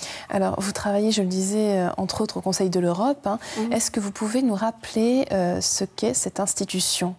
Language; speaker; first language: French; native; French